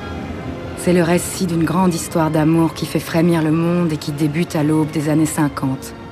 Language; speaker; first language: French; native; French